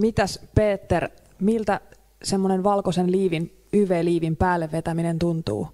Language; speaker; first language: Finnish; native; Finnish